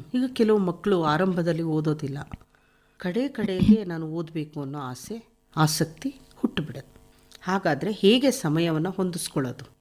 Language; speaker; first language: Kannada; native; Kannada